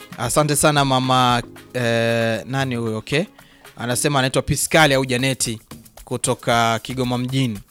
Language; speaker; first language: Swahili; native; Swahili